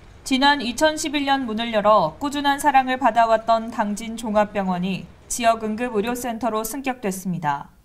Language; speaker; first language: Korean; native; Korean